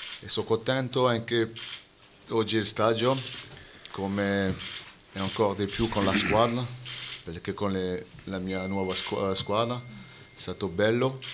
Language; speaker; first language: Italian; non-native, fluent; French